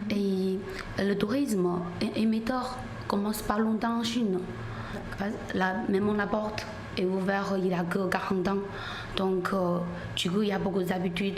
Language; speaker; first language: French; non-native, learner; Chinese